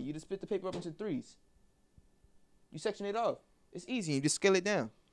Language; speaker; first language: English; native; English